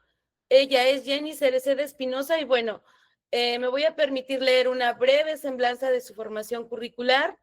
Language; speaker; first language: Spanish; native; Spanish